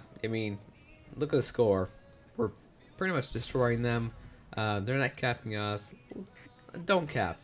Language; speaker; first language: English; native; English